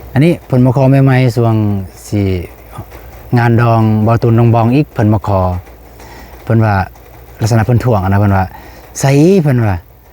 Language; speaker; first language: Lao; native; Lao